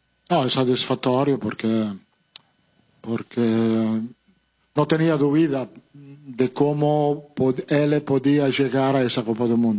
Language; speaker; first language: Portuguese; non-native, fluent; Italian